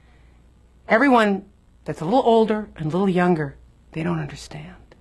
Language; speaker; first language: English; native; English